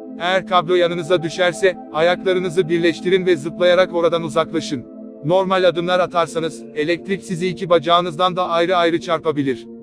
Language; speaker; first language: Turkish; native; Turkish